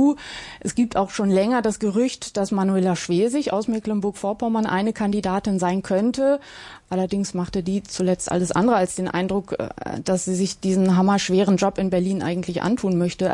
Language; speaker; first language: German; native; German